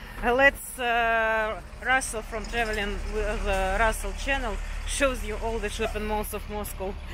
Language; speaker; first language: English; non-native, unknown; Russian